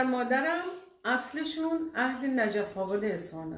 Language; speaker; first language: Persian; native; Persian